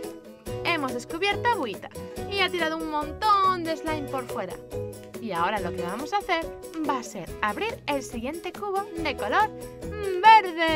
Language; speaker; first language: Spanish; native; Spanish